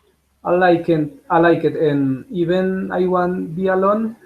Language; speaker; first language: English; non-native, learner; Spanish